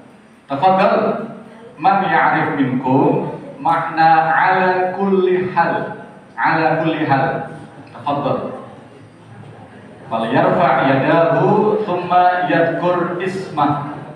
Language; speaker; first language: Arabic; non-native, fluent; Indonesian